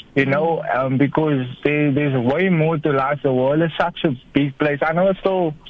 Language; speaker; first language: English; native; English